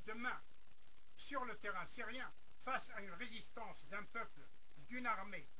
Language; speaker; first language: French; non-native, local second language; Arabic